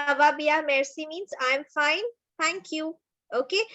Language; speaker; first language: French; non-native, fluent; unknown